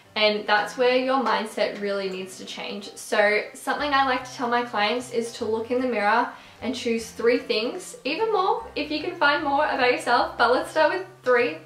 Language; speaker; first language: English; native; English